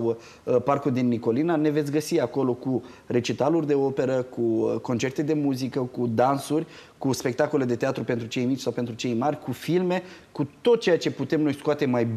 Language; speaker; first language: Romanian; native; Romanian